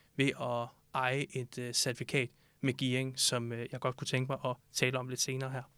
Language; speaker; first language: Danish; native; Danish